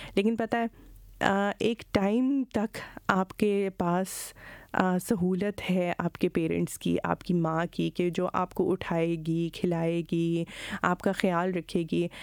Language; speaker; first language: Urdu; non-native, local second language; Punjabi